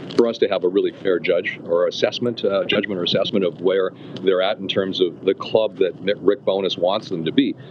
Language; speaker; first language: English; native; English